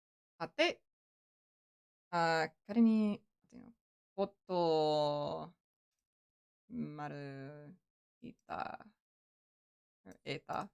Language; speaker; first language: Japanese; non-native, learner; English